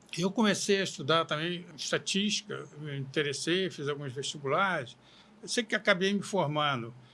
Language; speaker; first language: Portuguese; native; Portuguese